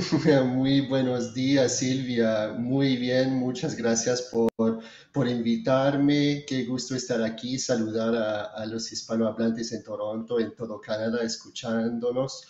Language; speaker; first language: Spanish; non-native, fluent; French